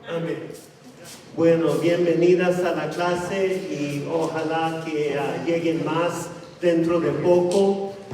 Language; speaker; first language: Spanish; non-native, fluent; English